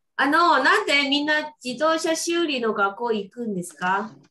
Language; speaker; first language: Japanese; non-native, fluent; Indonesian